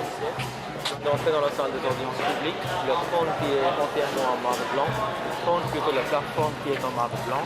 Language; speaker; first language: French; non-native, fluent; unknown